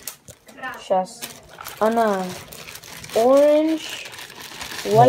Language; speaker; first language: Russian; early bilingual, heritage; Russian